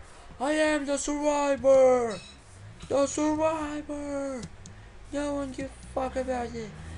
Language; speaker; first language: English; non-native, learner; Lithuanian